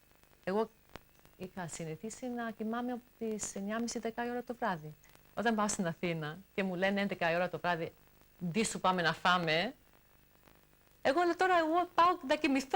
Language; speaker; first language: Greek; early bilingual, heritage; English